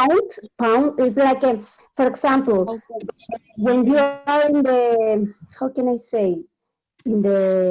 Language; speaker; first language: English; non-native, learner; Spanish